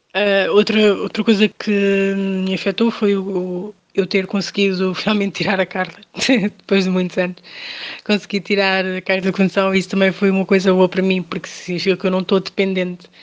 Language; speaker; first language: Portuguese; early bilingual, other home language; Kabuverdianu